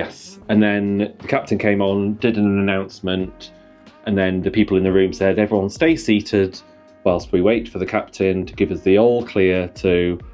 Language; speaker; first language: English; native; English